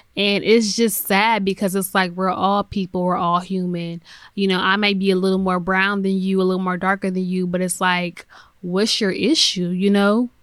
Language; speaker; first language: English; native; English